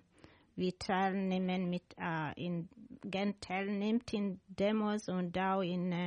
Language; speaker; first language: German; non-native, learner; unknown